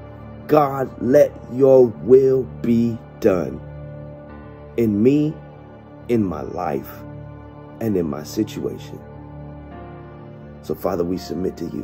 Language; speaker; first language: English; native; English